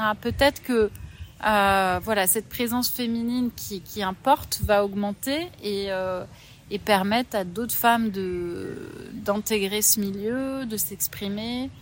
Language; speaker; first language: French; native; French